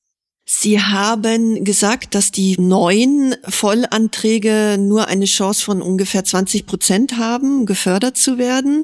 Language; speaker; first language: German; native; German